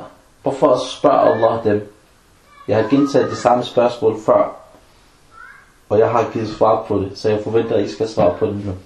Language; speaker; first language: Danish; non-native, fluent; Arabic